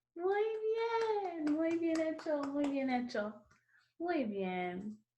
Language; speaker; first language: Spanish; non-native, learner; English